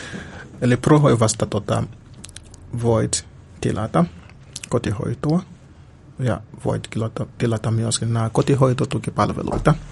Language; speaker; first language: Finnish; non-native, fluent; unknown